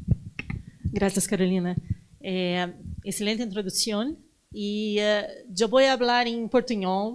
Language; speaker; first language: Spanish; non-native, learner; Portuguese